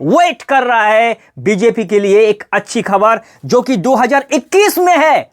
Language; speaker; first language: Hindi; non-native, local second language; Bangla